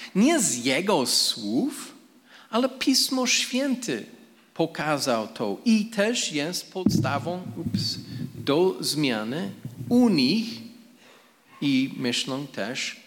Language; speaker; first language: Polish; non-native, fluent; English